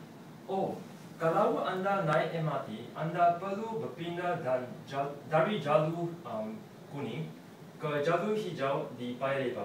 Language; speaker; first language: Indonesian; non-native, learner; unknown